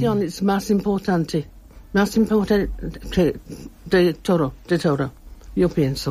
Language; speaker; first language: Spanish; non-native, learner; English